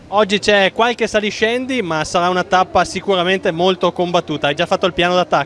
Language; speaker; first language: Italian; native; Italian